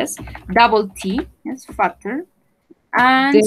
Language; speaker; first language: English; non-native, fluent; Spanish